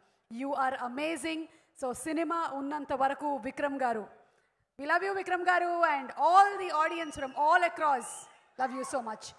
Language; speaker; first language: Telugu; native; Telugu